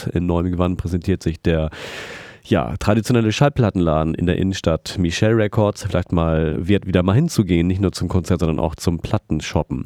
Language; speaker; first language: German; native; German